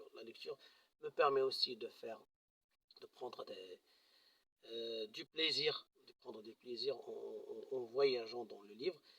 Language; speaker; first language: French; non-native, local second language; Arabic